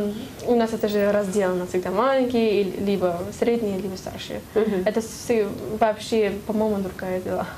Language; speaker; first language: Russian; non-native, learner; German